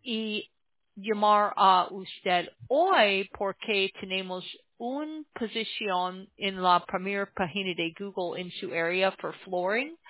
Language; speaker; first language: Spanish; non-native, learner; English